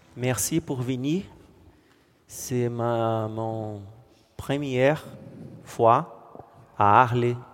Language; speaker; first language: French; non-native, learner; Portuguese